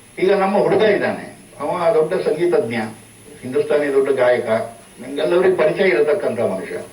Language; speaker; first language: Kannada; non-native, local second language; Marathi